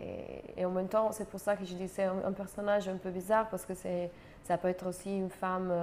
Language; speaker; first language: French; non-native, fluent; Italian